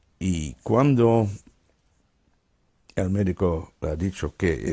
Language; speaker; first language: Spanish; non-native, fluent; Dutch